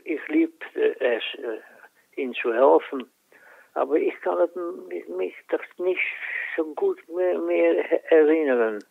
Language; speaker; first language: German; non-native, learner; Dutch